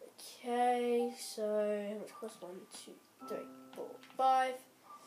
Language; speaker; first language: English; native; English